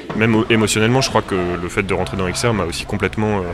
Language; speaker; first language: French; native; French